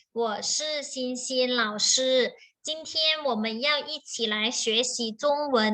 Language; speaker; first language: Chinese; non-native, fluent; Thai